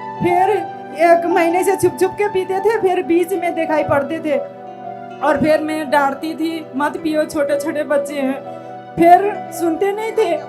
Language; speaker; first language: Hindi; non-native, learner; Nepali